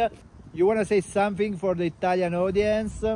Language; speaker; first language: English; non-native, fluent; Italian